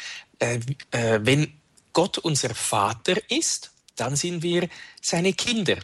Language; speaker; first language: German; native; German